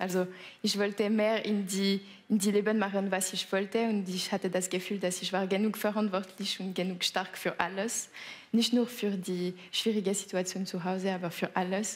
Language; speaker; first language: German; non-native, local second language; French